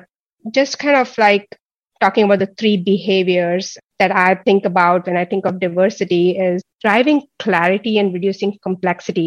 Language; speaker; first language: English; non-native, local second language; Hindi